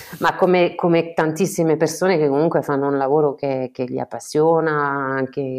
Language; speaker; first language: Italian; non-native, fluent; French